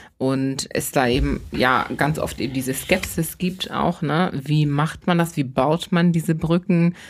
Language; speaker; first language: German; early bilingual, other home language; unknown